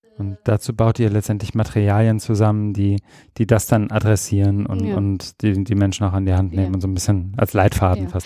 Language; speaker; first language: German; native; German